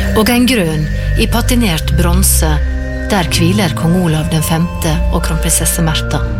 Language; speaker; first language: Norwegian; native; Norwegian